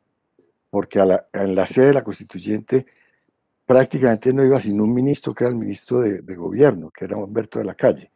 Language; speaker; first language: Spanish; native; Spanish